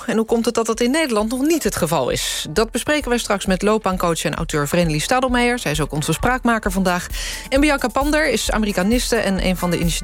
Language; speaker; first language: Dutch; native; Dutch